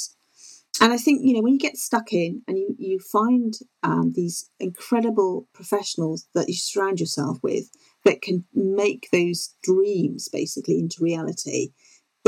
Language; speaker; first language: English; native; English